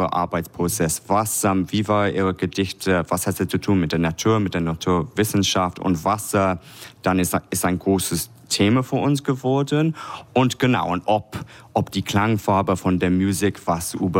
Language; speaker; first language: German; non-native, fluent; English